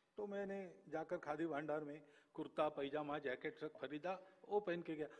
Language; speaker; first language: Hindi; non-native, local second language; Marathi